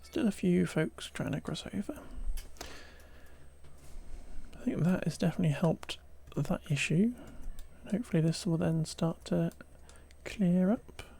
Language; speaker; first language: English; native; English